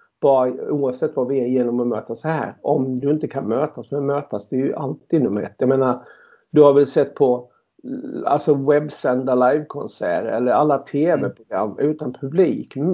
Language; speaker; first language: Swedish; native; Swedish